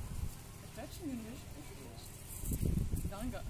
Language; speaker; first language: English; non-native, learner; Russian